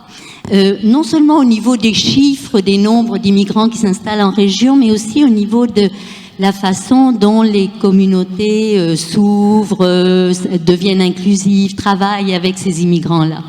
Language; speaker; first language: French; native; French